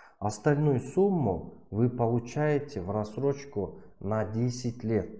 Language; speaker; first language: Russian; non-native, local second language; Kyrgyz